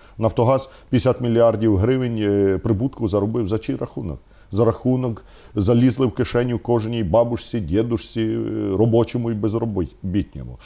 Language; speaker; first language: Ukrainian; native; Ukrainian